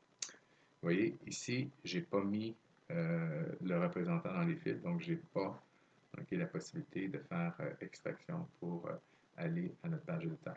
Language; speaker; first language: French; native; French